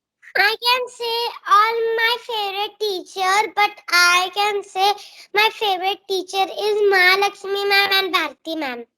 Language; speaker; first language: English; non-native, learner; Marathi